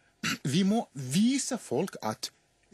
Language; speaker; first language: Norwegian; non-native, fluent; Arabic